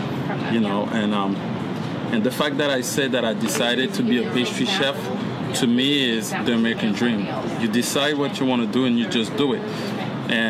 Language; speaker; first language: English; non-native, fluent; French